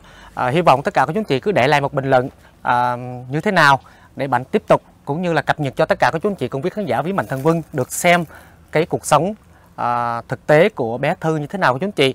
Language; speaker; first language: Vietnamese; native; Vietnamese